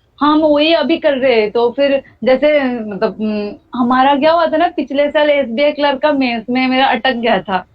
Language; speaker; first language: Hindi; non-native, local second language; Bangla